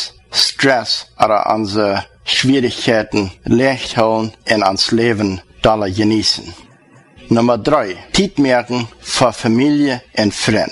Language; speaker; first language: German; non-native, learner; Plautdietsch